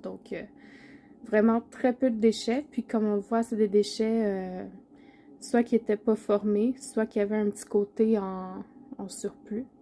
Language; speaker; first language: French; native; French